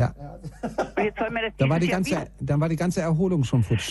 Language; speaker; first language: German; native; German